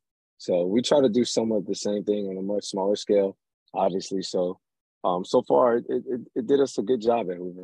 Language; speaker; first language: English; native; English